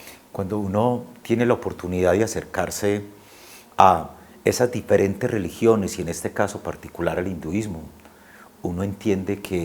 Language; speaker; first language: Spanish; native; Spanish